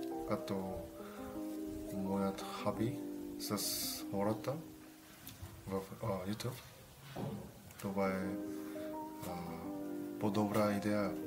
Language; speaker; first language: Bulgarian; non-native, learner; Korean